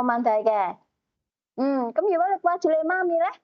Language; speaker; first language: Cantonese; native; Cantonese